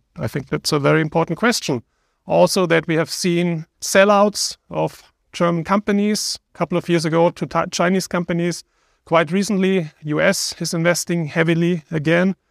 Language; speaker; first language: English; non-native, fluent; German